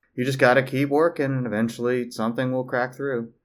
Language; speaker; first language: English; early bilingual, other home language; Filipino